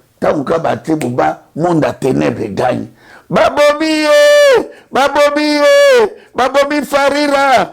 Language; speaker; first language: Lingala; native; Lingala